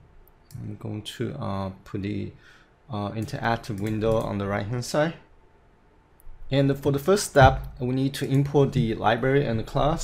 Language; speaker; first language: English; non-native, fluent; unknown